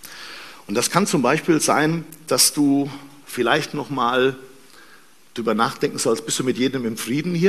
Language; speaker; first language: German; native; German